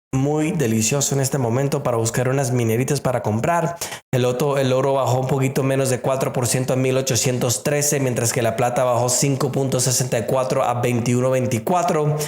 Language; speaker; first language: Spanish; native; Spanish